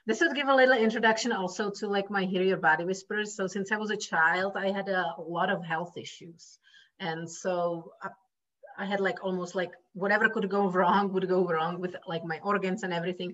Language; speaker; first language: English; non-native, fluent; Czech